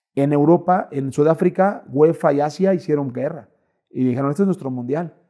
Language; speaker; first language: Spanish; native; Spanish